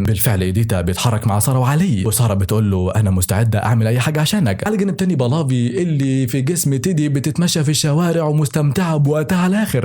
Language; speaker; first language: Arabic; native; Arabic